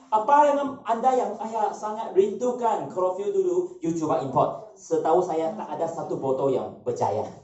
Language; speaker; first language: Malay; non-native, local second language; Chinese